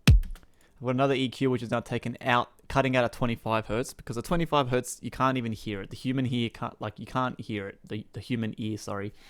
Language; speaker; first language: English; native; English